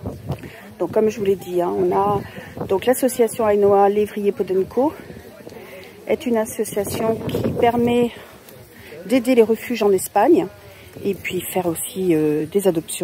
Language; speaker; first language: French; native; French